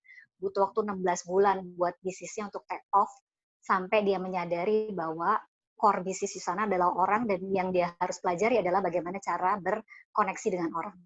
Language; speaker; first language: Indonesian; native; Indonesian